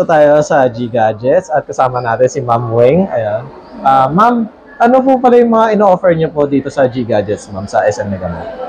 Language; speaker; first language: Filipino; native; Filipino